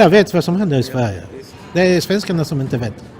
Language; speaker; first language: Swedish; non-native, fluent; Polish